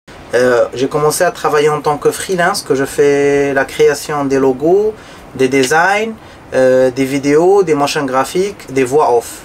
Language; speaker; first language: French; non-native, local second language; Arabic